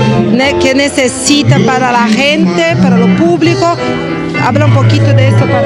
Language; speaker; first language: Spanish; non-native, learner; Portuguese